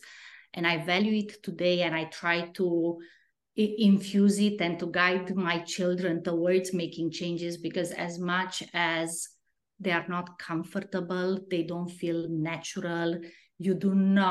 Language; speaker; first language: English; non-native, fluent; Romanian